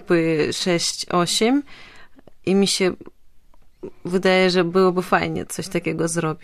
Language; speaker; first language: Polish; non-native, fluent; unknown